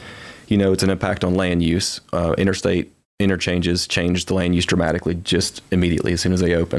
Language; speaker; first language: English; native; English